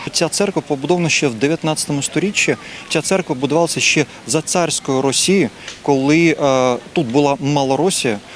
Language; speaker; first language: Ukrainian; native; Ukrainian